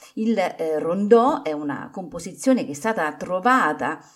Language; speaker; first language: Italian; native; Italian